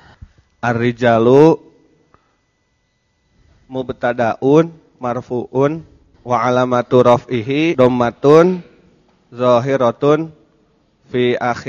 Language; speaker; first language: Arabic; non-native, learner; Indonesian